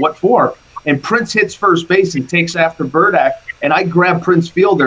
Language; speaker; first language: English; native; English